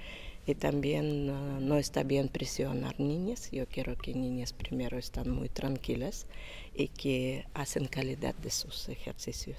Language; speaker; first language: Spanish; non-native, learner; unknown